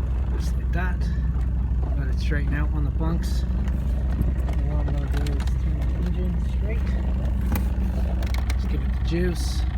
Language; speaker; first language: English; native; English